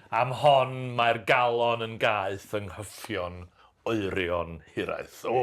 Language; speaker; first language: Welsh; native; Welsh